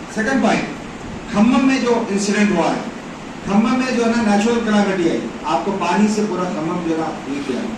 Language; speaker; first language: Hindi; non-native, local second language; Urdu